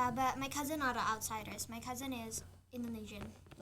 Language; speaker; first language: English; non-native, fluent; Indonesian